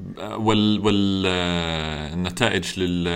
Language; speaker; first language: Arabic; non-native, learner; English